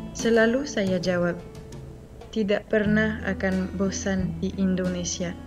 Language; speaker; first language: Indonesian; non-native, fluent; French